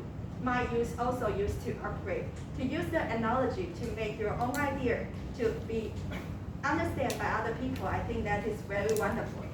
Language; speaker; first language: English; non-native, local second language; Chinese